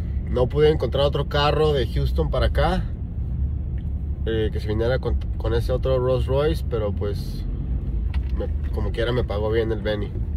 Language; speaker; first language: Spanish; early bilingual, heritage; Spanish